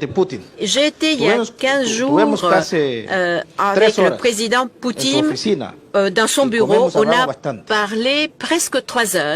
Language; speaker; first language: French; non-native, local second language; Portuguese